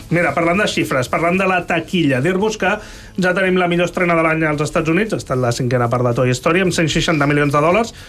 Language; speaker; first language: Catalan; native; Catalan